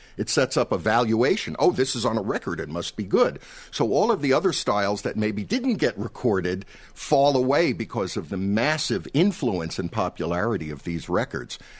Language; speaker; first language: English; native; English